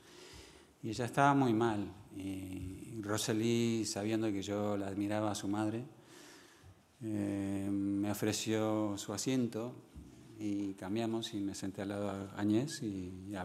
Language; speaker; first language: Spanish; early bilingual, other home language; English